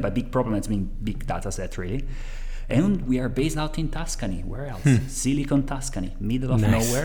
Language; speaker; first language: English; non-native, fluent; Italian